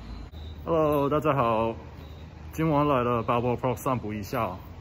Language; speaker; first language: Chinese; non-native, learner; English